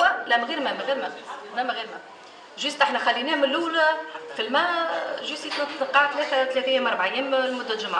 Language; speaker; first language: Arabic; native; Arabic